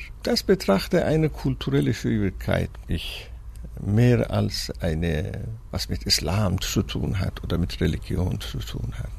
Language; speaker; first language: German; non-native, fluent; Persian